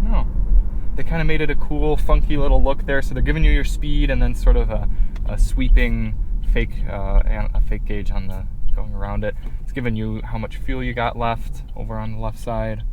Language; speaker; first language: English; native; English